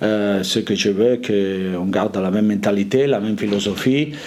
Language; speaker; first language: French; non-native, fluent; Spanish